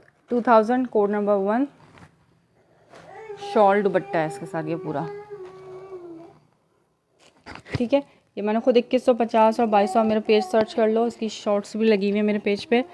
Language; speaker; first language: Urdu; native; Urdu